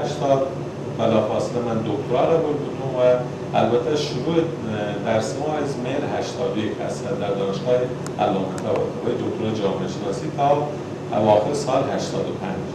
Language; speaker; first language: Persian; non-native, local second language; Baluchi